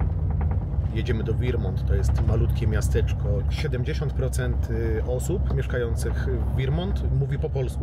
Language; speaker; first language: Polish; native; Polish